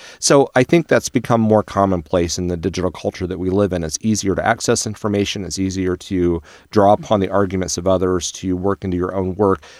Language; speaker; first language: English; native; English